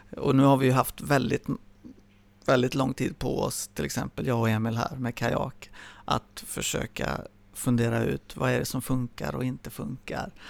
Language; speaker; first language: Swedish; early bilingual, other home language; Spanish